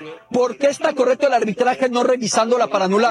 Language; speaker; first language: Spanish; native; Spanish